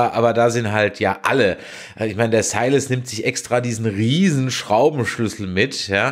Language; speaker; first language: German; native; German